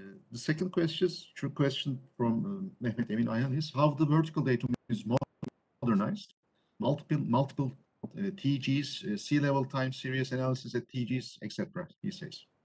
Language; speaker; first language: English; non-native, fluent; Turkish